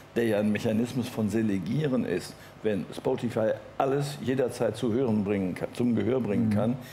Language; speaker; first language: German; native; German